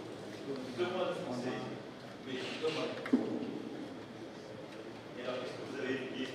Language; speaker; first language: French; non-native, learner; Indonesian